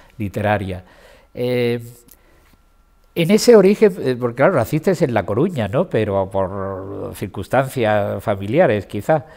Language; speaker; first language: Spanish; native; Spanish